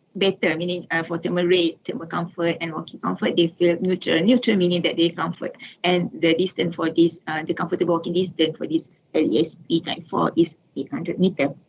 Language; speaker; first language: English; non-native, local second language; Malay